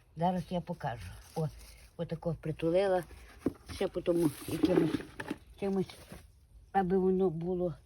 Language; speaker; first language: Ukrainian; native; Ukrainian